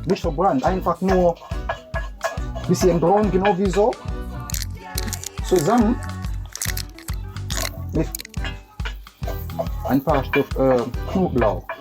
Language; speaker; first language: German; non-native, learner; English